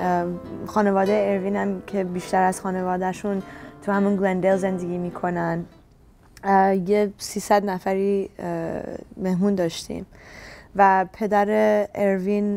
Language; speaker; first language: Persian; early bilingual, heritage; Persian